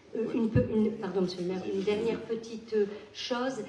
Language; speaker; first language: French; native; French